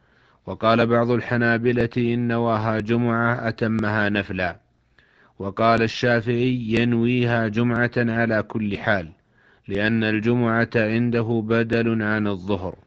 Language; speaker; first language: Arabic; native; Arabic